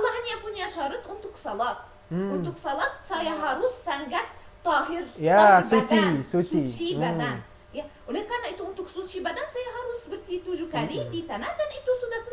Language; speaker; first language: Indonesian; non-native, learner; Arabic